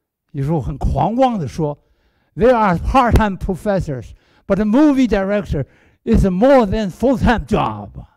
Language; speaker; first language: English; non-native, fluent; Chinese